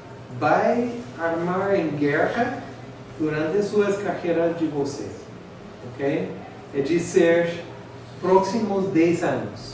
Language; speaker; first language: Portuguese; non-native, fluent; English